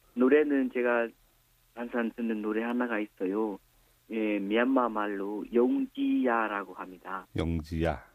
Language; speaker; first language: Korean; non-native, fluent; Burmese